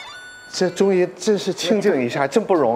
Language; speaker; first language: Chinese; native; Chinese